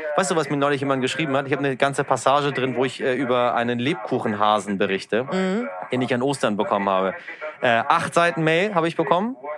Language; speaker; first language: German; early bilingual, other home language; Persian